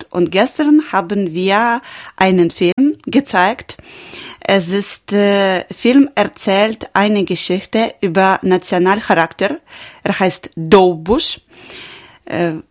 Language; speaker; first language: German; non-native, learner; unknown